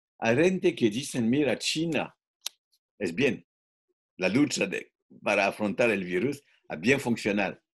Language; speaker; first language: Spanish; non-native, fluent; French